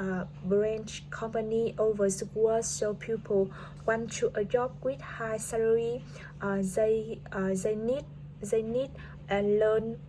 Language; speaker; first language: English; non-native, learner; Vietnamese